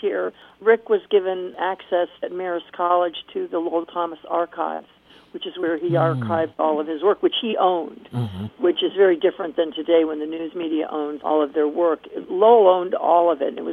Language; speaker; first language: English; native; English